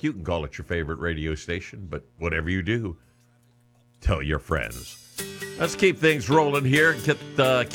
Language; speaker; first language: English; native; English